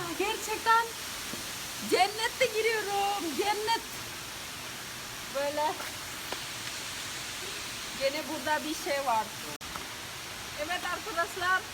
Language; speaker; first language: Turkish; non-native, learner; Indonesian